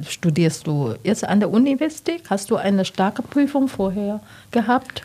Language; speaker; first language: German; non-native, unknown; Chinese